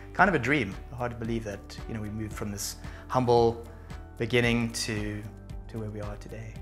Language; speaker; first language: English; native; English